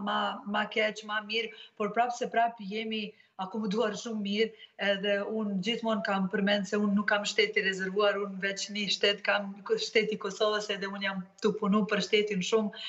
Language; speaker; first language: Albanian; non-native, local second language; Bosnian